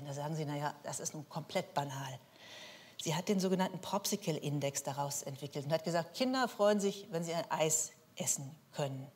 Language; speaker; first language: German; native; German